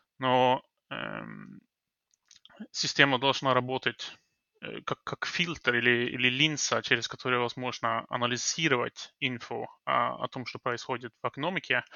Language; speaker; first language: Russian; non-native, fluent; Norwegian